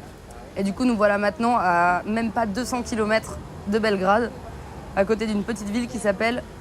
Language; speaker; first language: French; native; French